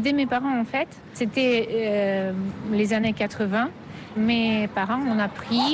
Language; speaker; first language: French; non-native, fluent; Russian